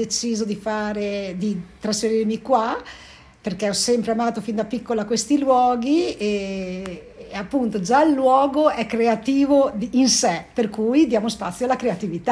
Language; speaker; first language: Italian; native; Italian